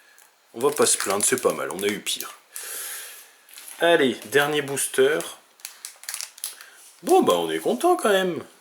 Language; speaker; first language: French; native; French